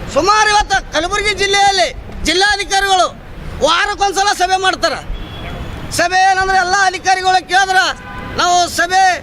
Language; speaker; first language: Kannada; native; Kannada